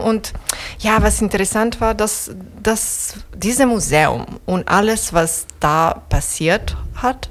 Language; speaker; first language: German; non-native, fluent; Serbian